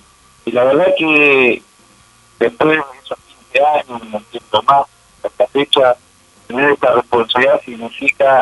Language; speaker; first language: Spanish; native; Spanish